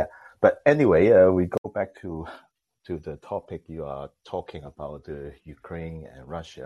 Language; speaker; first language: English; non-native, local second language; Cantonese